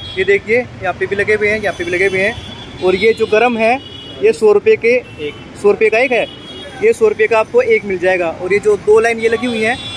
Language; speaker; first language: Hindi; native; Hindi